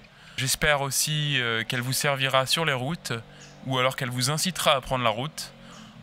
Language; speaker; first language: French; native; French